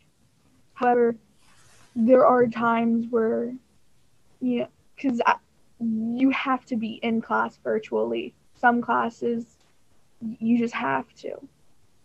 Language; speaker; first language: English; native; English